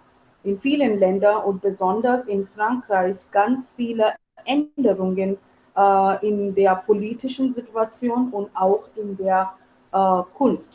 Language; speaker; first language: German; non-native, fluent; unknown